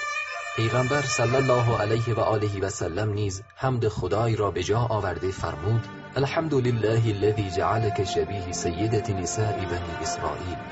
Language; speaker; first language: Persian; native; Persian